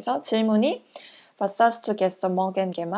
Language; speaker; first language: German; non-native, learner; Korean